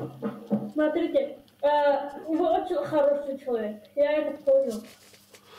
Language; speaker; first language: Russian; non-native, fluent; Lezghian